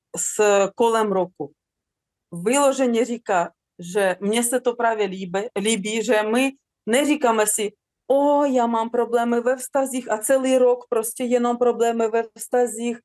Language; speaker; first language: Czech; non-native, fluent; Ukrainian